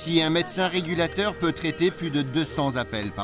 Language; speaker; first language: French; native; French